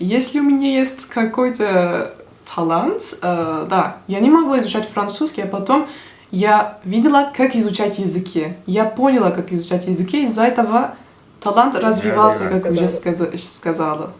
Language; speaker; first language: Russian; non-native, fluent; Turkish